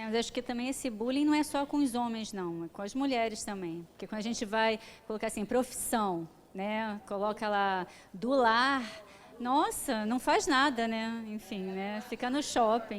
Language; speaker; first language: Portuguese; native; Portuguese